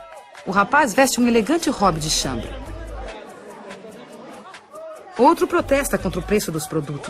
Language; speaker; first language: Portuguese; native; Portuguese